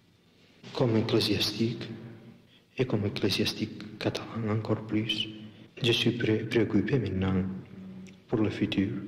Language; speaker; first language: French; non-native, fluent; Catalan